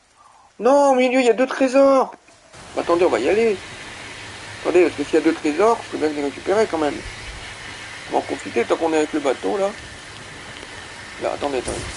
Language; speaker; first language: French; native; French